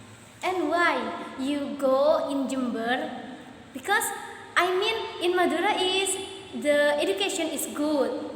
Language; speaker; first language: English; non-native, learner; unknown